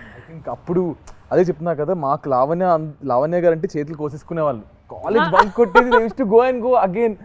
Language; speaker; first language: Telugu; native; Telugu